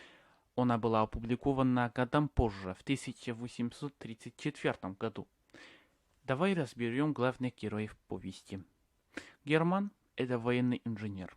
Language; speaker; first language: Russian; non-native, learner; English